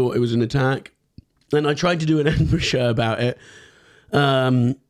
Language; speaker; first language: English; native; English